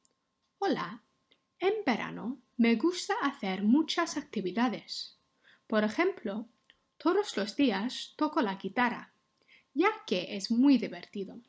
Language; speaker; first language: Spanish; non-native, fluent; English